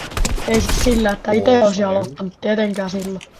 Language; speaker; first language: Finnish; native; Finnish